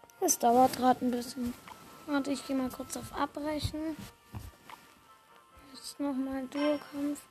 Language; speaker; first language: German; native; German